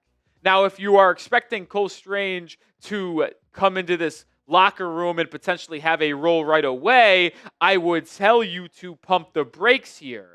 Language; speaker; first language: English; native; English